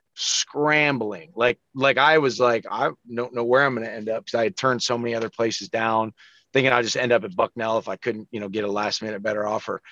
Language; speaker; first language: English; native; English